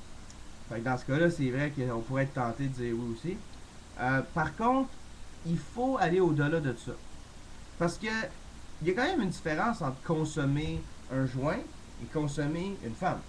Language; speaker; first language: French; native; French